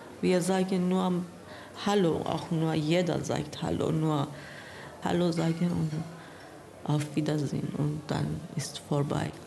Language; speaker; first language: German; non-native, learner; Persian